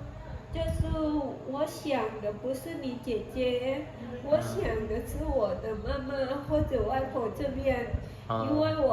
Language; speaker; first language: Chinese; non-native, learner; Lao